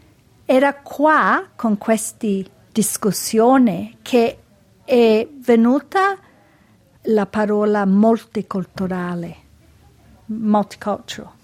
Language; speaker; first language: Italian; early bilingual, heritage; Italian